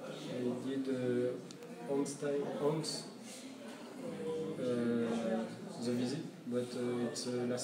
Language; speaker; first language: English; non-native, learner; French